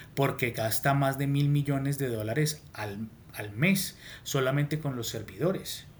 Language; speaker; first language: Spanish; native; Spanish